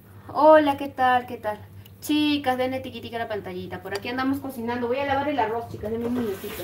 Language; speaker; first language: Spanish; native; Spanish